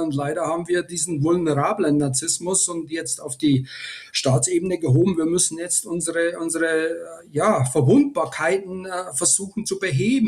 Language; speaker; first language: German; native; German